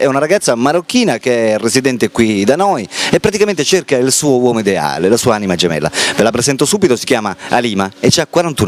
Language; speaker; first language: Italian; native; Italian